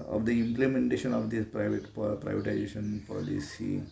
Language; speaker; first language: English; non-native, local second language; Marathi